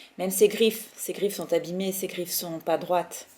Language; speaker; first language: French; native; French